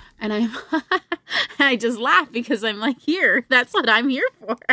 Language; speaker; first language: English; native; English